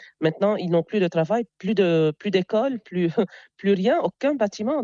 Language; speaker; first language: French; non-native, local second language; Arabic